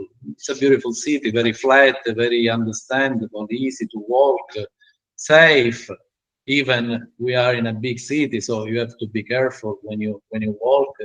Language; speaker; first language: English; non-native, learner; Italian